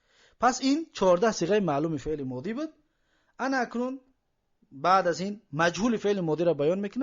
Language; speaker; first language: Persian; native; Persian